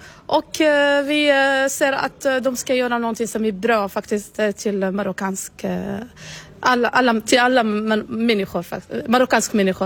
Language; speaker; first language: Swedish; non-native, learner; Arabic